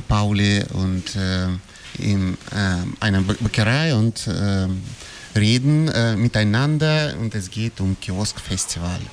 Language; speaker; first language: German; non-native, fluent; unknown